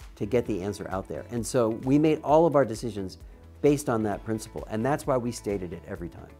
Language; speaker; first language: English; native; English